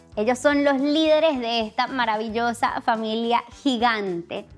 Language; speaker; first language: Spanish; early bilingual, heritage; Spanish